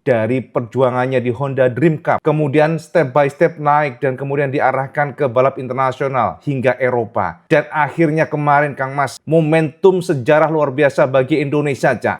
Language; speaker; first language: Indonesian; native; Indonesian